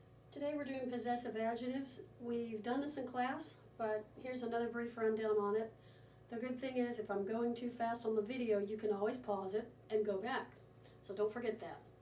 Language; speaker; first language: English; native; English